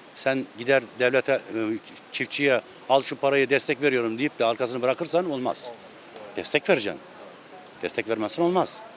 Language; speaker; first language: Turkish; native; Turkish